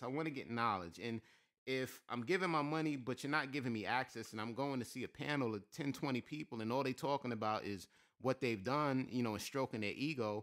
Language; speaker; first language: English; native; English